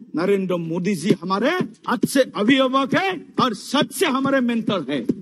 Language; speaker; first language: Hindi; non-native, local second language; Assamese